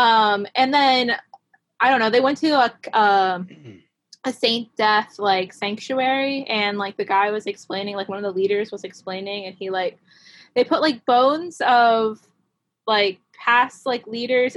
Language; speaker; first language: English; native; English